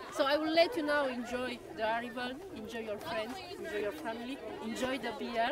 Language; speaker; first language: English; non-native, fluent; French